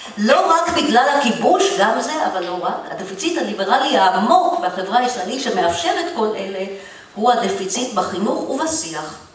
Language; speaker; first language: Hebrew; native; Hebrew